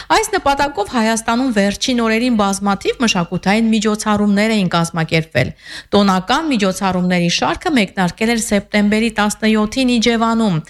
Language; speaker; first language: Armenian; native; Armenian